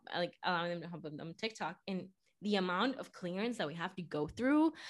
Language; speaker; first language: English; non-native, fluent; Spanish